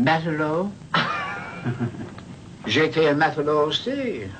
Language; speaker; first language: French; non-native, learner; English